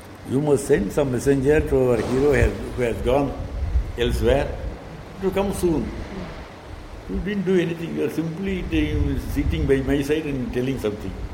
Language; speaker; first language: English; non-native, local second language; Tamil